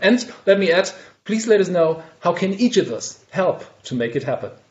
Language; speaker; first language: English; non-native, fluent; German